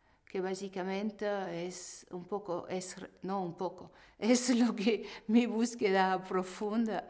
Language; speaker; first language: Spanish; non-native, fluent; French